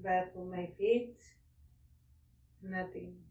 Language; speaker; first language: English; non-native, learner; Spanish